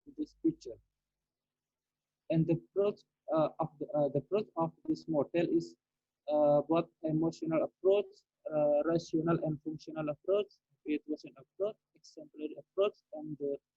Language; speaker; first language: English; non-native, learner; Indonesian